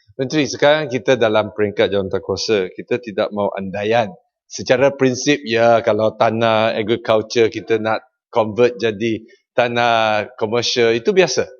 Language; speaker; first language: Malay; non-native, local second language; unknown